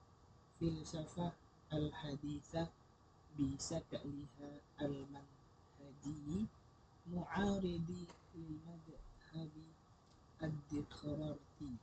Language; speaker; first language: Arabic; non-native, learner; Indonesian